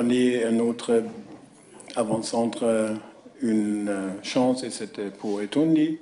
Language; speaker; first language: French; non-native, fluent; German